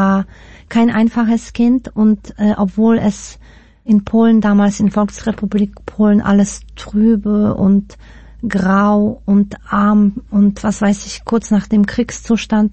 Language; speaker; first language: German; early bilingual, other home language; Polish